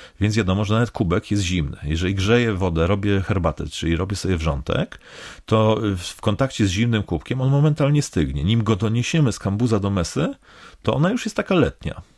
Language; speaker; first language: Polish; native; Polish